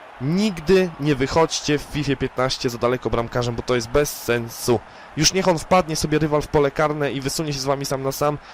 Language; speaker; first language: Polish; native; Polish